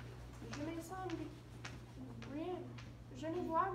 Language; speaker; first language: French; non-native, learner; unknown